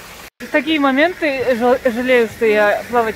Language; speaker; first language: Russian; non-native, local second language; Kazakh